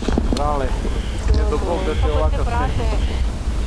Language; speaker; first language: Bosnian; native; Bosnian